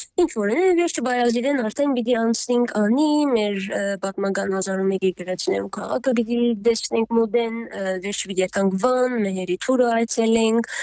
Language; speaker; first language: Armenian; early bilingual, heritage; Armenian